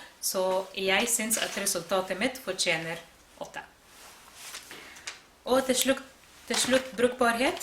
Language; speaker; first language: Norwegian; non-native, fluent; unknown